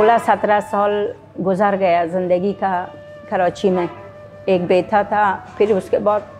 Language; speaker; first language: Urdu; non-native, fluent; Persian